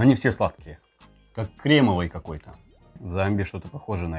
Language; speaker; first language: Russian; native; Russian